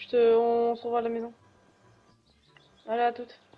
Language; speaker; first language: French; native; French